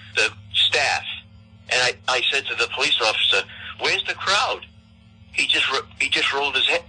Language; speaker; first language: English; native; English